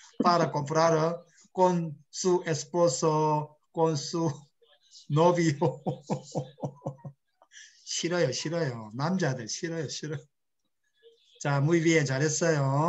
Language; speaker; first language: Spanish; non-native, learner; Korean